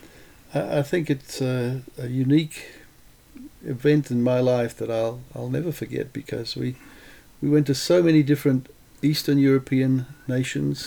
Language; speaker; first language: English; non-native, local second language; Lithuanian